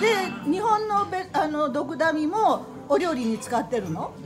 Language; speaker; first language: Japanese; native; Japanese